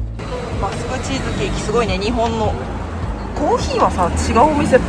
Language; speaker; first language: Japanese; native; Japanese